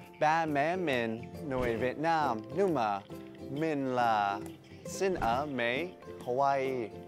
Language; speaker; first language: Vietnamese; early bilingual, heritage; Vietnamese